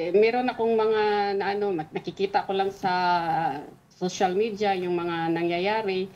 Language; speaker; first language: Filipino; non-native, local second language; Cebuano